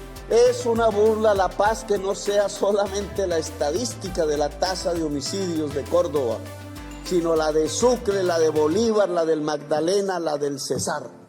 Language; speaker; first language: Spanish; native; Spanish